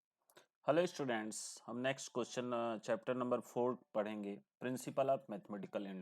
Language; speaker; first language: Hindi; native; Hindi